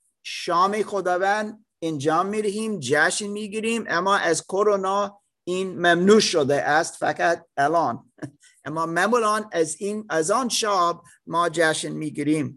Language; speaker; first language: Persian; non-native, learner; German